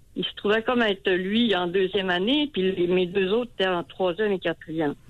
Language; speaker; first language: French; native; French